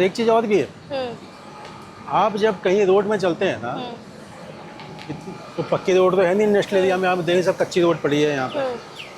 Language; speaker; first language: Hindi; native; Hindi